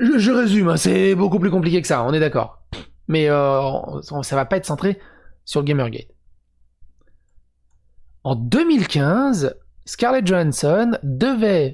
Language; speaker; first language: French; native; French